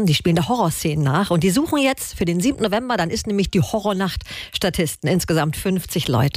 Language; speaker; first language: German; native; German